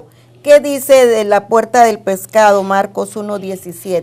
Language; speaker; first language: Spanish; native; Spanish